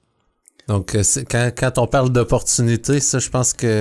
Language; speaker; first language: French; native; French